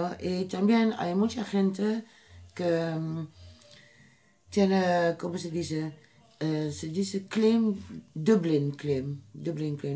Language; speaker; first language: Spanish; non-native, learner; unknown